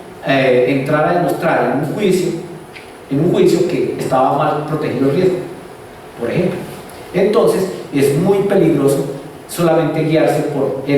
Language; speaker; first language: Spanish; native; Spanish